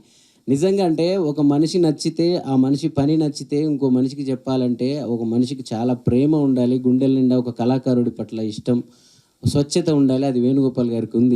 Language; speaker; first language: Telugu; native; Telugu